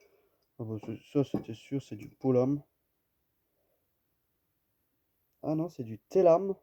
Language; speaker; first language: French; native; French